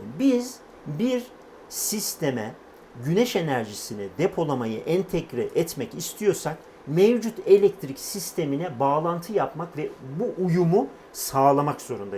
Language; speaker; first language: Turkish; native; Turkish